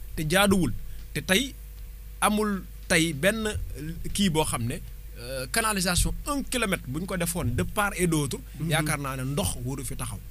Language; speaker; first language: Wolof; native; Wolof